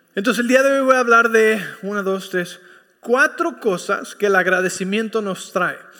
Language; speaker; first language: Spanish; early bilingual, heritage; Spanish